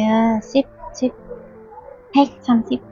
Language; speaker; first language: Korean; non-native, learner; Vietnamese